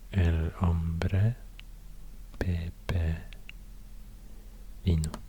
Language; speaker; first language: Spanish; non-native, learner; Swedish